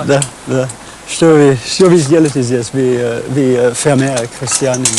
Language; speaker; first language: Russian; non-native, learner; English